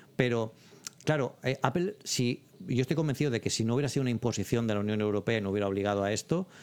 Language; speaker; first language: Spanish; native; Spanish